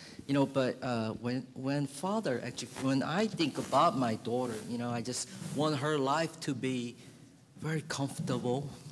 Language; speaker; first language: English; early bilingual, other home language; Korean